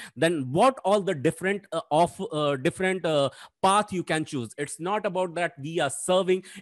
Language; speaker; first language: English; non-native, local second language; Hindi